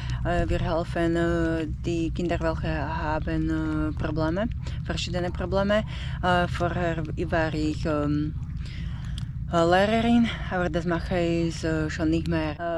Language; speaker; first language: German; non-native, learner; Slovak